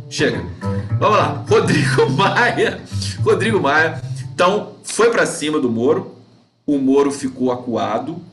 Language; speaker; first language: Portuguese; native; Portuguese